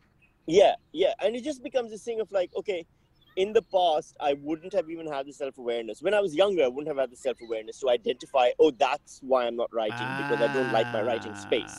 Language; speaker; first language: English; non-native, local second language; Urdu